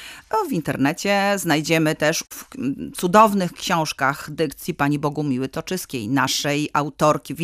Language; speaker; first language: Polish; native; Polish